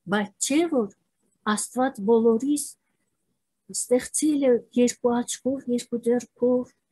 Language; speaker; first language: Armenian; non-native, local second language; Azerbaijani